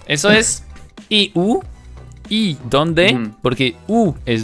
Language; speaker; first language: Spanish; non-native, fluent; French